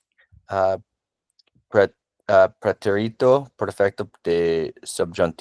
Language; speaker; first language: Spanish; non-native, learner; English